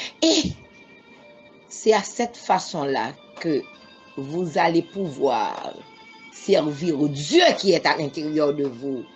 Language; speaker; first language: French; non-native, local second language; Haitian Creole